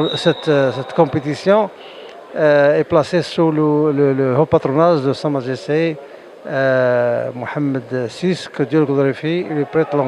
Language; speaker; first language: French; non-native, local second language; Arabic